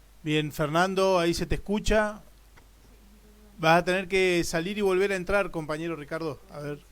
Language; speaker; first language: Spanish; native; Spanish